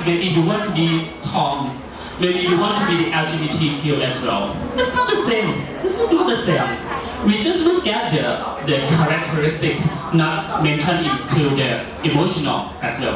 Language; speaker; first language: English; non-native, learner; Thai